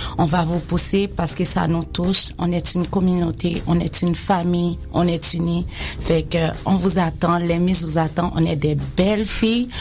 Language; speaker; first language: French; non-native, local second language; Haitian Creole